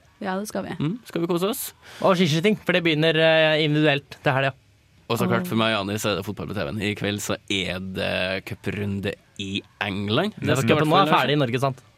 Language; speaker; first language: Norwegian; native; Norwegian